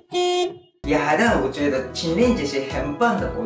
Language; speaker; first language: Chinese; non-native, learner; Japanese